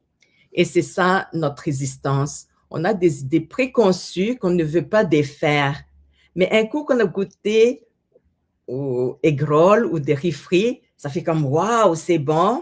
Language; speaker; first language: French; non-native, fluent; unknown